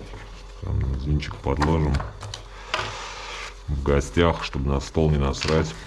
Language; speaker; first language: Russian; native; Russian